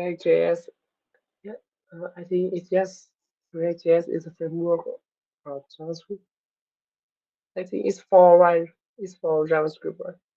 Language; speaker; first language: English; non-native, learner; Vietnamese